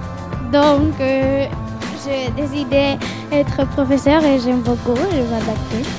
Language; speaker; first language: French; non-native, learner; Spanish